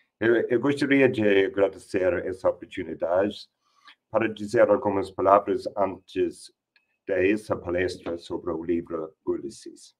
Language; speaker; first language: Portuguese; non-native, fluent; English